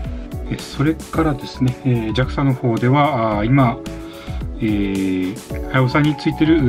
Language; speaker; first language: Japanese; native; Japanese